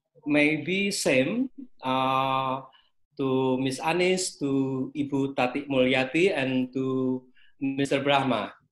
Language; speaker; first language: English; non-native, learner; Indonesian